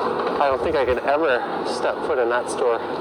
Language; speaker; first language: English; native; English